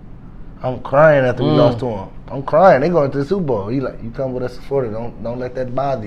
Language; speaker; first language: English; native; English